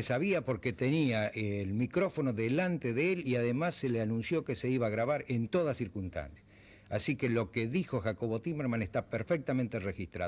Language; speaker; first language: Spanish; native; Spanish